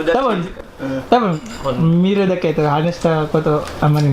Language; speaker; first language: Japanese; non-native, fluent; Cebuano